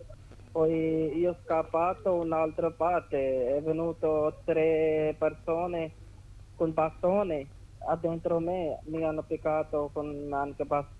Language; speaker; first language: Italian; non-native, learner; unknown